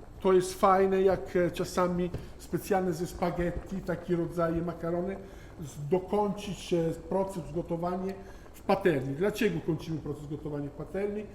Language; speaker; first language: Polish; non-native, learner; Italian